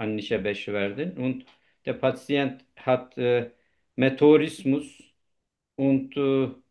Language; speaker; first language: German; non-native, learner; Turkish